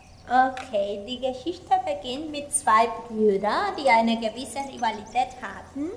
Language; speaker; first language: German; non-native, fluent; Spanish